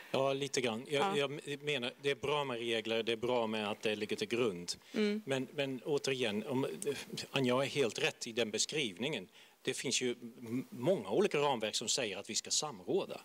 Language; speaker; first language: Swedish; non-native, fluent; Dutch